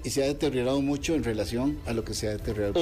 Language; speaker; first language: Spanish; native; Spanish